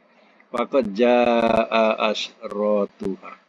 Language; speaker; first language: Arabic; non-native, fluent; Malay